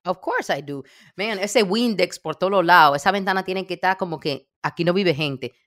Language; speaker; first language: Spanish; early bilingual, heritage; Spanish